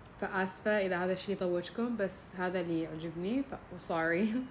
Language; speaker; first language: Arabic; early bilingual, heritage; Arabic